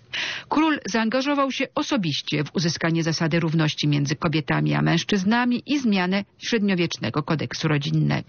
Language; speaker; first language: Polish; native; Polish